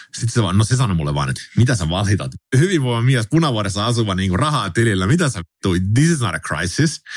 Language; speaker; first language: Finnish; early bilingual, heritage; Finnish